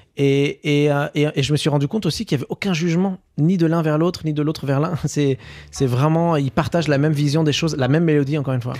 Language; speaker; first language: French; early bilingual, other home language; Arabic